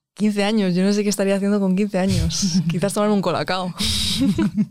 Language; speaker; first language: Spanish; native; Spanish